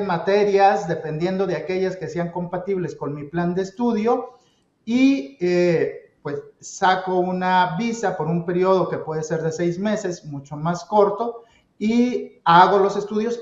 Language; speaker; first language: Spanish; native; Spanish